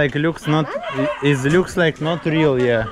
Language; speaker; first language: English; non-native, learner; Russian